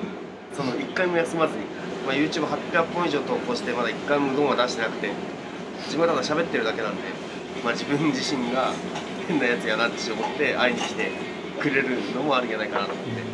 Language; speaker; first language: Japanese; native; Japanese